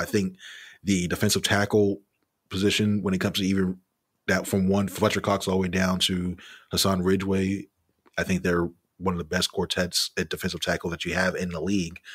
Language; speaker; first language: English; native; English